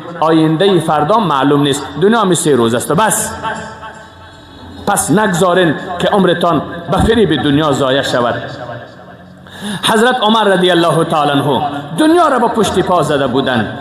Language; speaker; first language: Persian; native; Persian